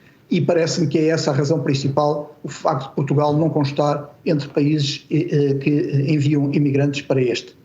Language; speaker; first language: Portuguese; native; Portuguese